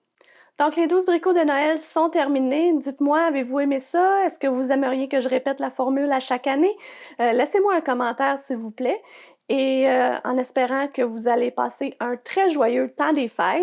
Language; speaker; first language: French; native; French